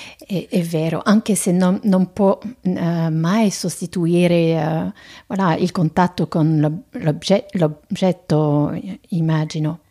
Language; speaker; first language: Italian; non-native, fluent; French